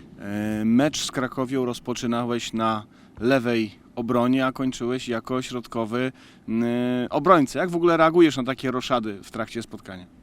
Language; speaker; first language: Polish; native; Polish